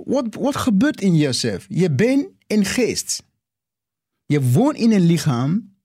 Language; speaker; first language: Dutch; non-native, fluent; English